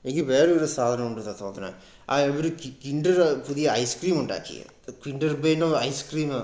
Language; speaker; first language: Malayalam; early bilingual, heritage; Malayalam